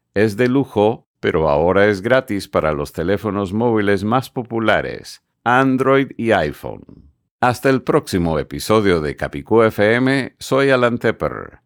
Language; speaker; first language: Spanish; non-native, fluent; English